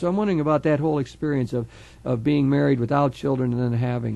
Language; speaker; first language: English; native; English